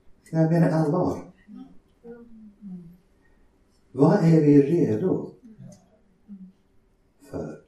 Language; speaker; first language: Swedish; non-native, fluent; English